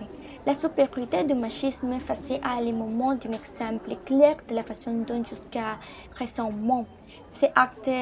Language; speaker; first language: French; non-native, learner; Spanish